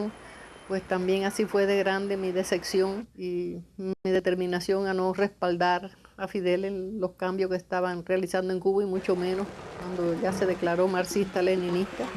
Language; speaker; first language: Spanish; native; Spanish